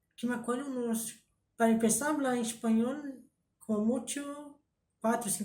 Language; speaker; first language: Spanish; early bilingual, heritage; Spanish